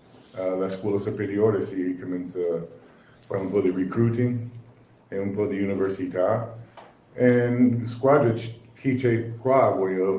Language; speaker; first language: Italian; non-native, learner; English